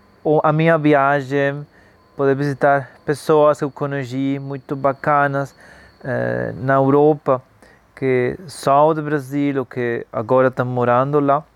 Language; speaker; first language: Portuguese; non-native, fluent; Spanish